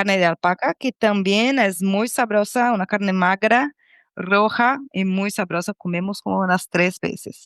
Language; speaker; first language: Spanish; non-native, fluent; Portuguese